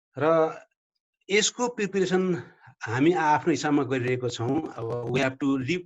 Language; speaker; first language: Nepali; native; Nepali